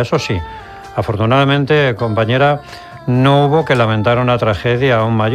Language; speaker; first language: Spanish; native; Spanish